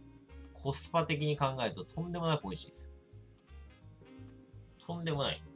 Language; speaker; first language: Japanese; native; Japanese